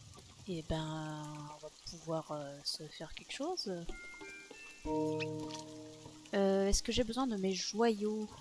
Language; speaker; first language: French; native; French